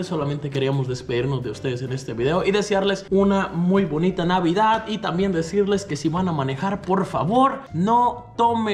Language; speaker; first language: Spanish; native; Spanish